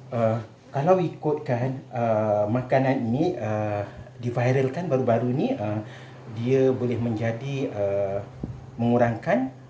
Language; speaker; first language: Malay; native; Malay